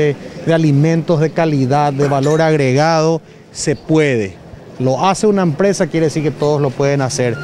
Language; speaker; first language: Spanish; native; Spanish